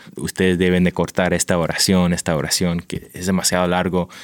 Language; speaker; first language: Spanish; early bilingual, heritage; Spanish